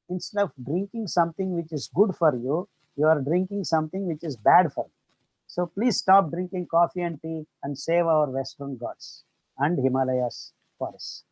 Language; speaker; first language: English; non-native, local second language; Kannada